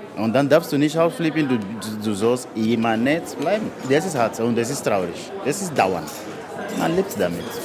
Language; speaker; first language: German; non-native, fluent; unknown